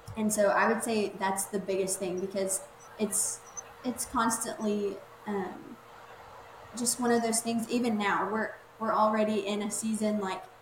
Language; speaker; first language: English; native; English